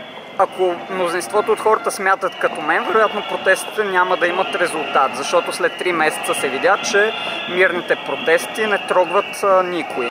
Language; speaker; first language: Bulgarian; native; Bulgarian